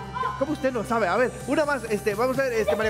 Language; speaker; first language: Spanish; native; Spanish